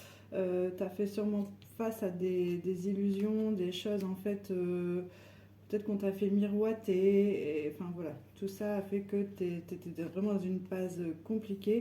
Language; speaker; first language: French; native; French